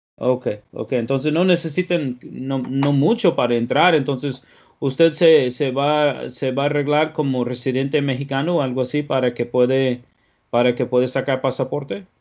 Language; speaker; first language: Spanish; non-native, fluent; English